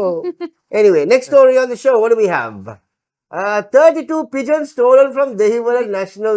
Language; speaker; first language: English; non-native, local second language; Sinhala